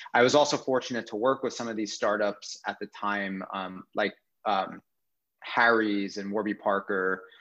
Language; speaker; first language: English; native; English